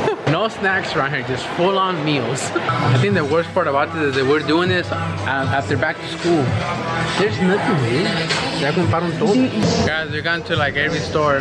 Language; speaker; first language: English; non-native, fluent; Spanish